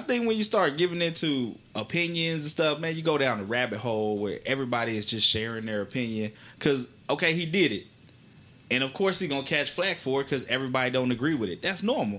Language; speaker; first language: English; native; English